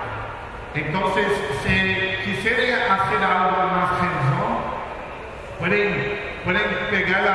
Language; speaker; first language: Spanish; non-native, fluent; Portuguese